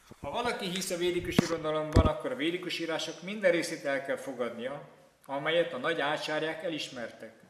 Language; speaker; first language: Hungarian; native; Hungarian